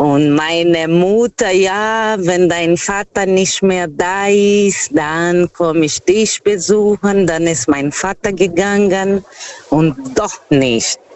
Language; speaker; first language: German; non-native, fluent; Portuguese